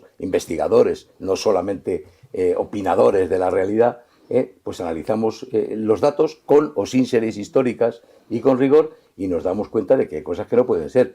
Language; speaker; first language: Spanish; native; Spanish